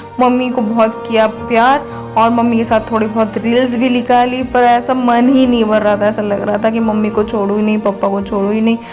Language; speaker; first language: Hindi; non-native, local second language; Bangla